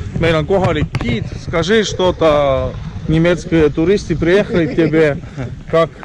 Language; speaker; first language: Russian; non-native, learner; Estonian